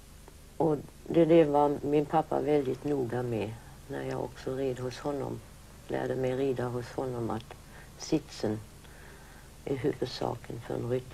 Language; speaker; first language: Swedish; early bilingual, other home language; German